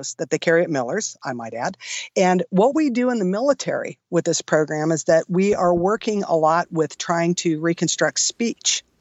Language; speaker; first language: English; native; English